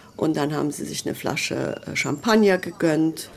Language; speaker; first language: German; non-native, fluent; Hungarian